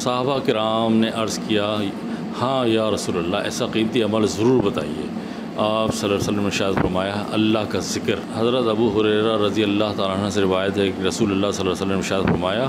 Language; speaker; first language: Urdu; native; Urdu